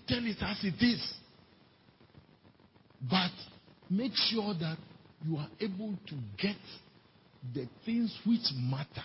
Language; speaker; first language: English; non-native, local second language; Ewe